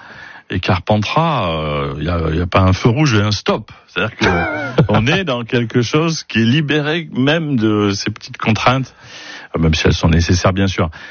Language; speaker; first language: French; native; French